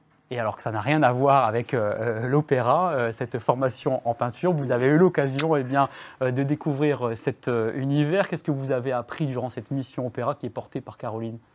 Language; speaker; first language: French; native; French